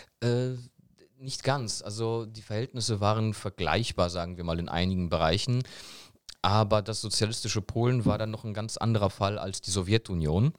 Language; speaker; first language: German; early bilingual, other home language; Polish